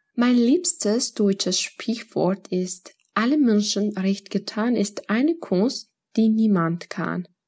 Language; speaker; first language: German; non-native, learner; Georgian